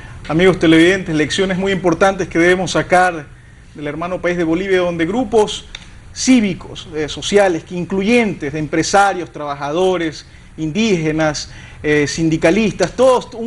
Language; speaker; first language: Spanish; native; Spanish